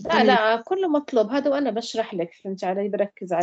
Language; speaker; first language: Arabic; native; Arabic